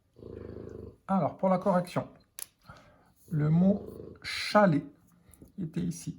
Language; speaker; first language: French; native; French